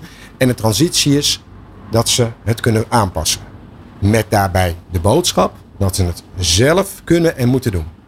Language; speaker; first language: Dutch; native; Dutch